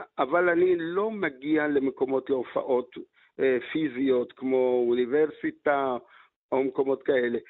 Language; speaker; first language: Hebrew; early bilingual, other home language; Arabic